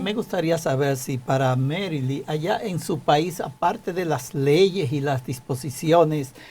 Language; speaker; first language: Spanish; native; Spanish